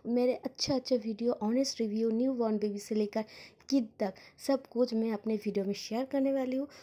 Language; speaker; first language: Hindi; non-native, local second language; Bangla